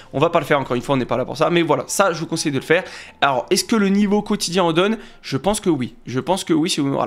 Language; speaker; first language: French; native; French